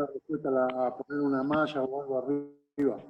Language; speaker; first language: Spanish; native; Spanish